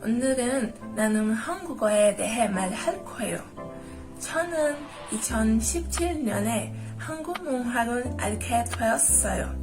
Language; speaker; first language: Korean; non-native, learner; Portuguese